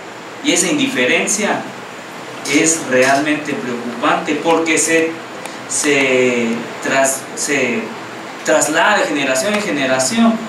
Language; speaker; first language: Spanish; native; Spanish